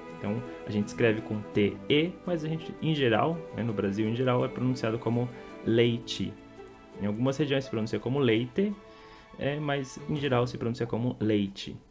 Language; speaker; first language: Portuguese; native; Portuguese